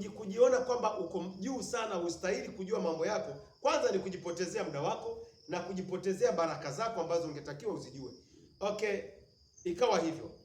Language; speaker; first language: Swahili; native; Swahili